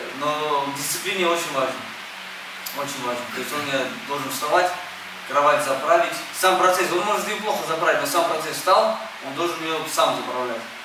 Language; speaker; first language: Russian; early bilingual, other home language; Armenian